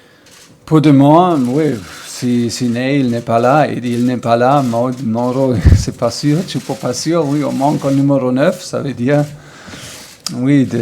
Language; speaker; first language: French; non-native, learner; German